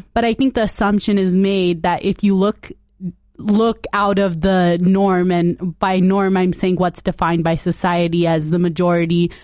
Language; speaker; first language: English; early bilingual, other home language; Punjabi